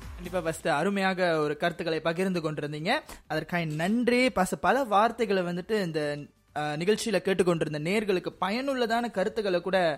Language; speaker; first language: Tamil; native; Tamil